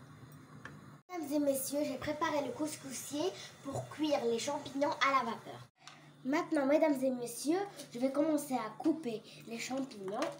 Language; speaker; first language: French; non-native, local second language; Arabic